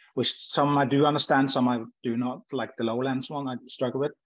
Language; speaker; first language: English; non-native, fluent; Norwegian